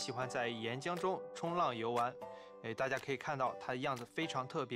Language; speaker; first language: Chinese; native; Chinese